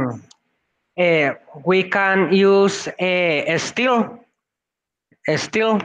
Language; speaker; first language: English; non-native, learner; Spanish